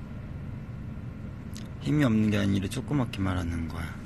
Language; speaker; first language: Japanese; non-native, learner; Korean